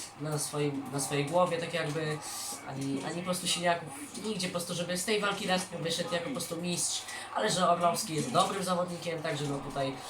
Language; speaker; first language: Polish; native; Polish